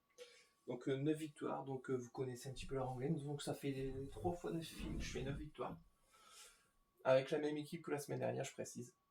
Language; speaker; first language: French; native; French